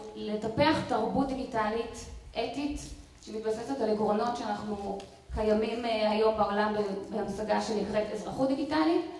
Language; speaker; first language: Hebrew; native; Hebrew